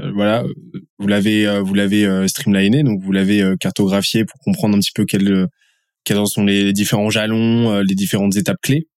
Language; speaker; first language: French; native; French